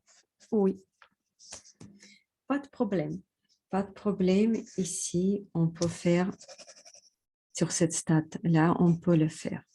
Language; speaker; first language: French; non-native, fluent; Russian